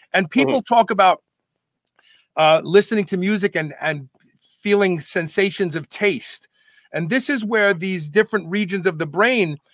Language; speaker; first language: English; native; English